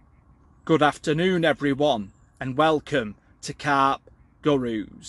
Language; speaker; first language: English; native; English